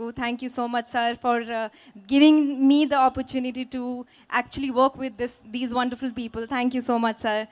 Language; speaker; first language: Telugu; non-native, fluent; Hindi